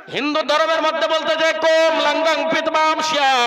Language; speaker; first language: Bangla; non-native, local second language; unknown